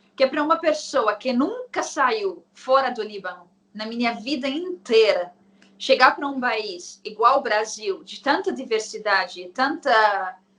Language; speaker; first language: Portuguese; non-native, fluent; Arabic